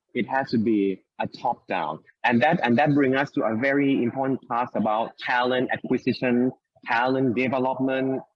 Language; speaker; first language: English; non-native, fluent; Thai